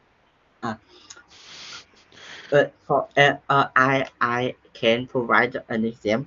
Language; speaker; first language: English; non-native, learner; Vietnamese